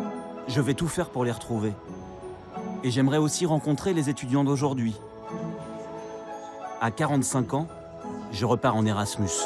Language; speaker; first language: French; native; French